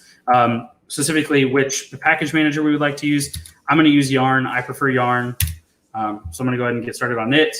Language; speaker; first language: English; native; English